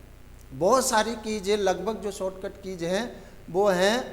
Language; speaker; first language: Hindi; native; Hindi